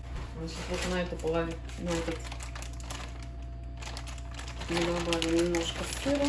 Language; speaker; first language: Russian; native; Russian